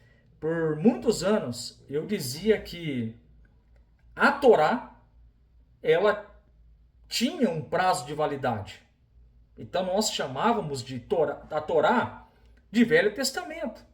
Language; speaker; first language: Portuguese; native; Portuguese